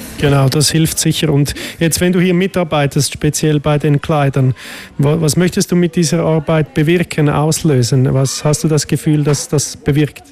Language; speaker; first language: German; native; German